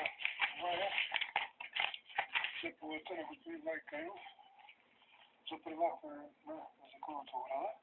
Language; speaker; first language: Bulgarian; native; Bulgarian